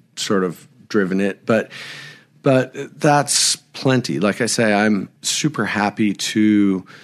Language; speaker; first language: English; native; English